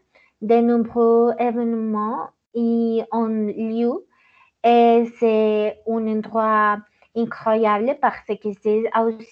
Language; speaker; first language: French; non-native, learner; Spanish